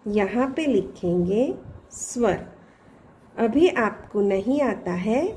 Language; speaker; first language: Hindi; non-native, local second language; Gujarati